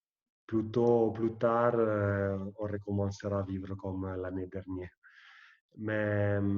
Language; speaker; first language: French; non-native, fluent; Italian